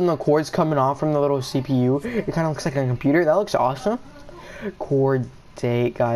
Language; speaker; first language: English; native; English